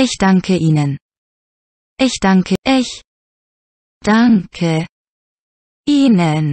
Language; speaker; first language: German; non-native, learner; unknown